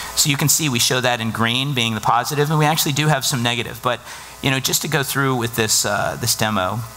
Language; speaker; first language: English; native; English